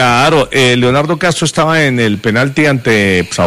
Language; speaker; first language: Spanish; native; Spanish